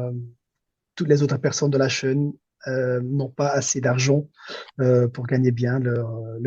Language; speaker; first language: French; non-native, local second language; Dutch